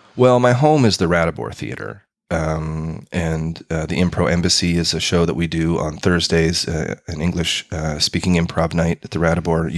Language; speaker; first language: English; native; English